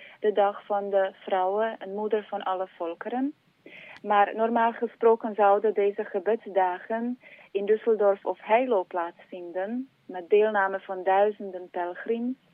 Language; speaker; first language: Dutch; non-native, fluent; Slovak